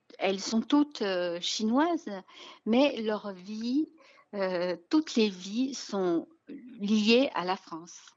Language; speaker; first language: French; non-native, fluent; Chinese